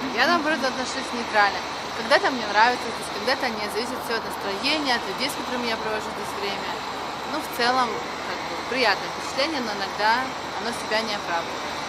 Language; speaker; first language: Russian; native; Russian